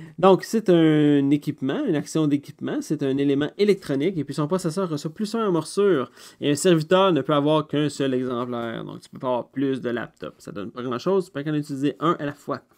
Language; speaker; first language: French; native; French